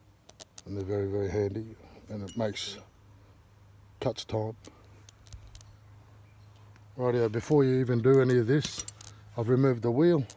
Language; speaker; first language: English; native; English